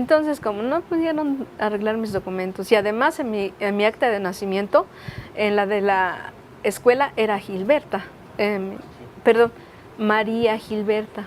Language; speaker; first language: Spanish; non-native, local second language; Nahuatl languages